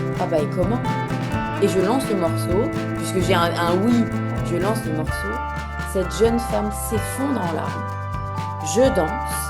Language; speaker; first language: French; native; French